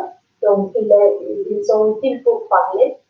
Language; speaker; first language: French; non-native, learner; English